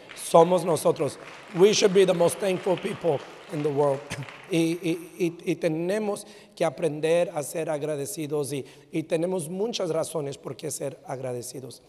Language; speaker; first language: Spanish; early bilingual, heritage; Spanish